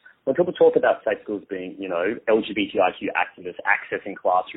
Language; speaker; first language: English; native; English